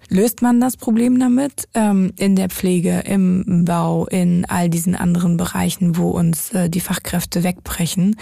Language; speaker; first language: German; native; German